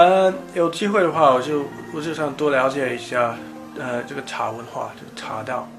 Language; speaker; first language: Chinese; non-native, fluent; English